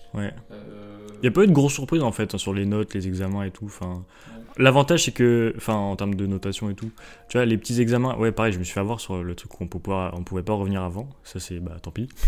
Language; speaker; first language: French; native; French